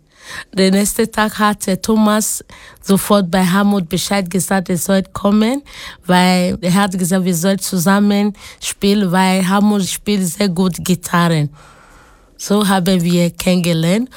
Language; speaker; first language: German; non-native, fluent; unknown